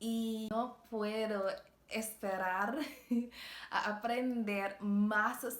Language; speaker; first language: Spanish; non-native, learner; English